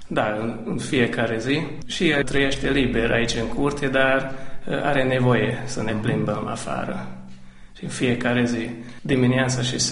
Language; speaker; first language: Romanian; non-native, local second language; Hungarian